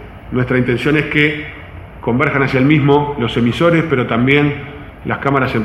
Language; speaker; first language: Spanish; native; Spanish